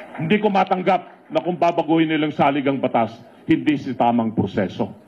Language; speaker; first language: Filipino; non-native, local second language; Iloko